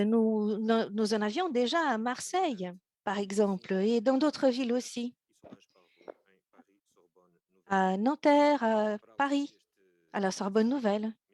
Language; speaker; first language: French; non-native, fluent; Portuguese